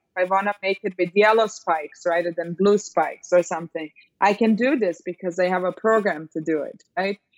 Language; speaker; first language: English; non-native, fluent; Serbian